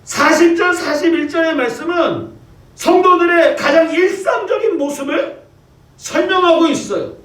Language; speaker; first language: Korean; native; Korean